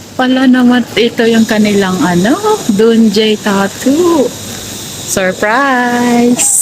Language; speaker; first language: Filipino; native; Filipino